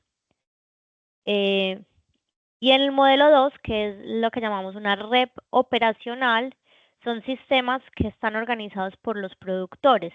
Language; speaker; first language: Spanish; native; Spanish